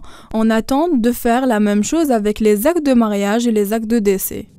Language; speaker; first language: French; non-native, local second language; Arabic